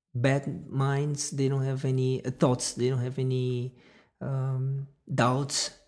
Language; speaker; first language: English; non-native, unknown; Russian